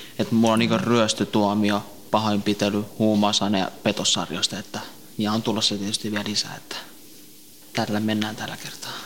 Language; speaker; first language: Finnish; early bilingual, other home language; Central Kurdish